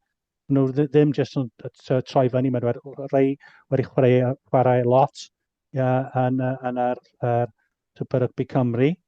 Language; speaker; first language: Welsh; non-native, fluent; English